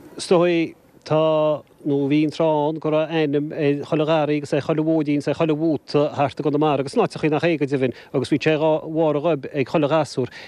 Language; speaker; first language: Irish; native; Irish